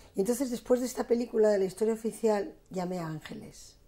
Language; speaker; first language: Spanish; native; Spanish